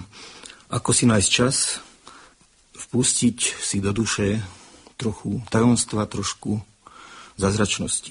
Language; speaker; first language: Slovak; native; Slovak